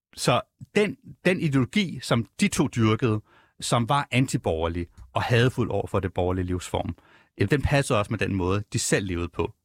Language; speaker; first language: Danish; native; Danish